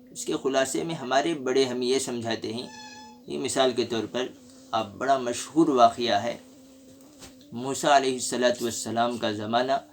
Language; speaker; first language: Urdu; native; Urdu